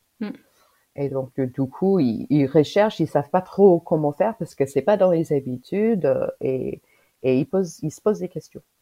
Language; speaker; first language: French; non-native, fluent; English